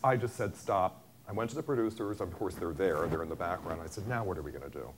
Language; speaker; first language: English; native; English